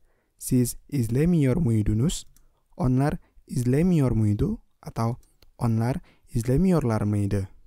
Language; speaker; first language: Turkish; non-native, fluent; Indonesian